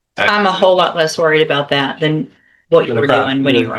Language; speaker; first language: English; native; English